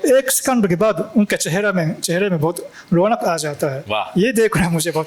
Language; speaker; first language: Hindi; non-native, fluent; Japanese